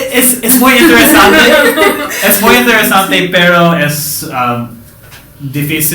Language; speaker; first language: Spanish; non-native, learner; English